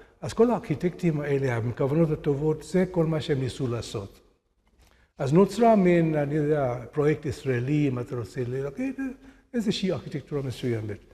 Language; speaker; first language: Hebrew; non-native, fluent; Burmese